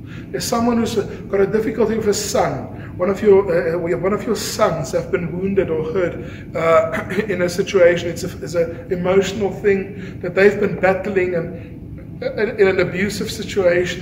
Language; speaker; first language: English; non-native, local second language; Afrikaans